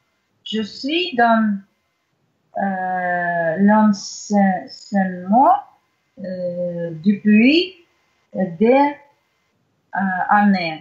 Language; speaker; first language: French; non-native, learner; Russian